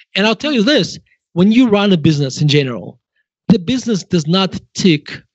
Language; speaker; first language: English; non-native, fluent; Russian